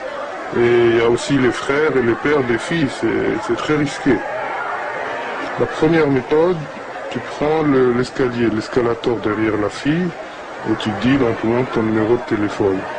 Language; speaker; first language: French; non-native, fluent; Arabic